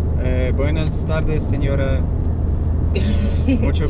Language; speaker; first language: Spanish; non-native, learner; Russian